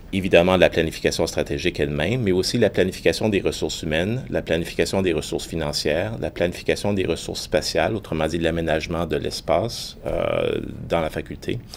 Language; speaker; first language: French; native; French